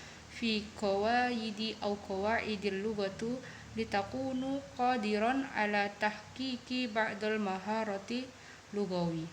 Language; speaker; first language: Arabic; non-native, learner; Indonesian